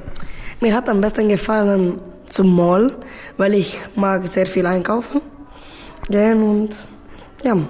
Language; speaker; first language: German; non-native, learner; Romanian